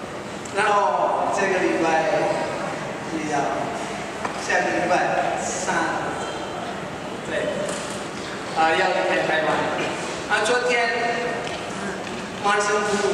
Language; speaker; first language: Chinese; non-native, fluent; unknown